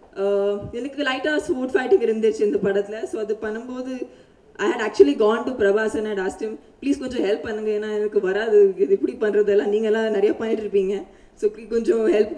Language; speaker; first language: Tamil; early bilingual, heritage; Tamil